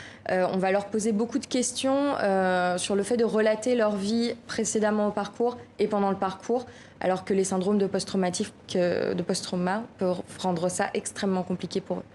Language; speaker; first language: French; native; French